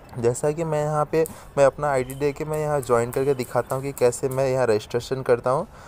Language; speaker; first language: Hindi; native; Hindi